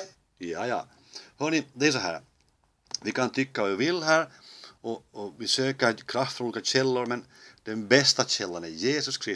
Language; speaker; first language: Swedish; native; Swedish